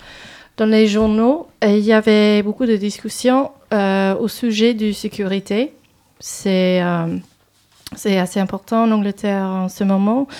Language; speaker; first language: French; non-native, fluent; English